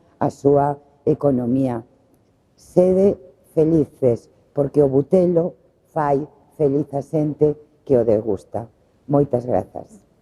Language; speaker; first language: Galician; native; Galician